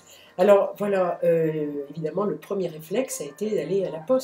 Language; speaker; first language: French; native; French